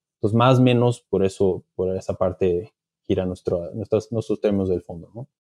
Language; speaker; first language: Spanish; non-native, fluent; Portuguese